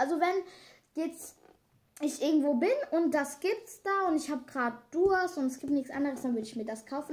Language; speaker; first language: German; native; German